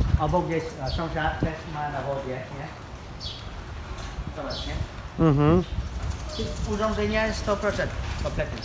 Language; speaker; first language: Polish; non-native, learner; Khmer